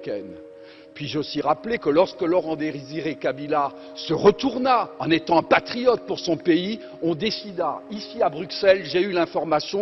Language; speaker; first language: French; native; French